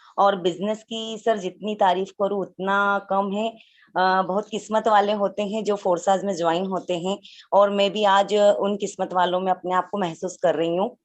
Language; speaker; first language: Hindi; native; Hindi